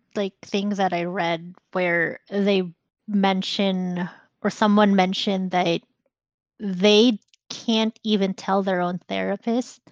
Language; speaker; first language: English; non-native, local second language; Filipino